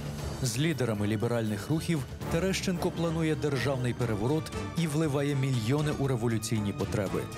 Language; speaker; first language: Ukrainian; native; Ukrainian